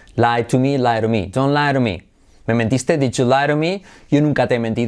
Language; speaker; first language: English; non-native, fluent; Spanish